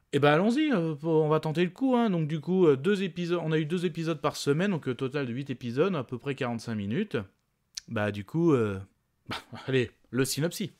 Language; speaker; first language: French; native; French